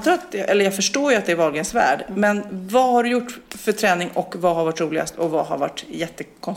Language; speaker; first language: Swedish; native; Swedish